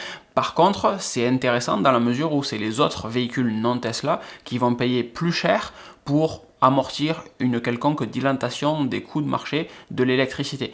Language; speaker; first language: French; native; French